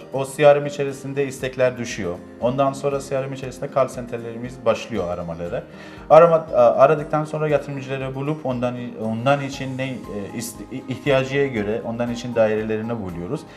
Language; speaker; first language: Turkish; non-native, learner; Persian